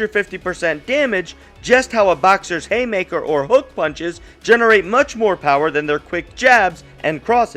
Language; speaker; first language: English; native; English